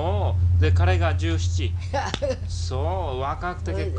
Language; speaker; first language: Japanese; early bilingual, heritage; Japanese